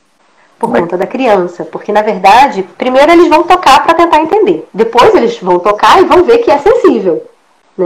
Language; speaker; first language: Portuguese; native; Portuguese